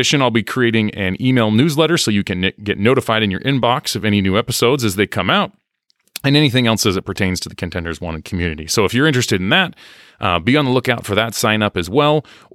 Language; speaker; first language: English; native; English